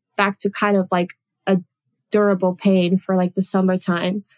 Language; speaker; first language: English; early bilingual, other home language; Polish